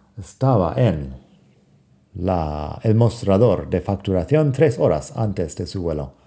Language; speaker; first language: Spanish; non-native, fluent; English